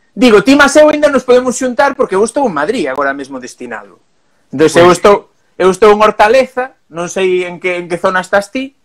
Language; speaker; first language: Galician; non-native, local second language; Spanish